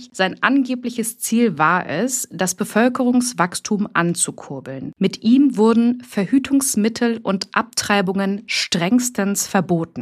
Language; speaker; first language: German; native; German